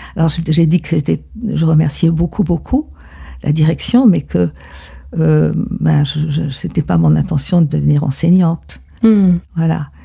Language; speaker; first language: French; non-native, fluent; Spanish